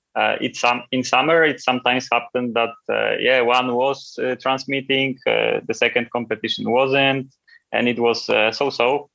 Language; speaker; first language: English; non-native, fluent; Polish